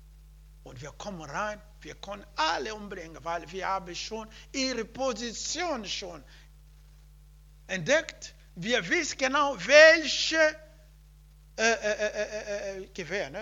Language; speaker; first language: German; non-native, learner; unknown